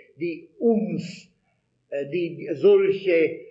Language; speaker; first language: German; non-native, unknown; Italian